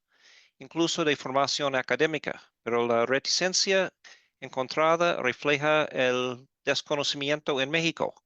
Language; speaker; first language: Spanish; non-native, fluent; English